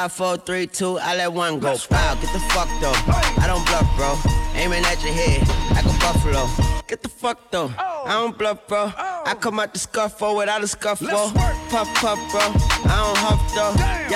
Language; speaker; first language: English; non-native, fluent; Portuguese